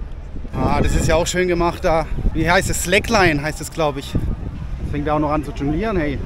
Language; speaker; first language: German; native; German